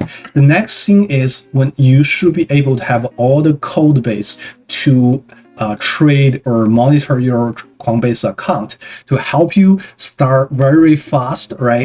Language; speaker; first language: English; non-native, fluent; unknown